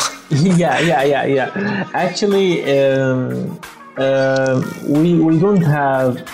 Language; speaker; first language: English; non-native, fluent; Arabic